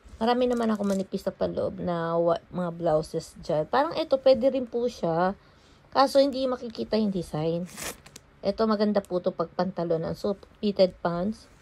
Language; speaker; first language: Filipino; non-native, local second language; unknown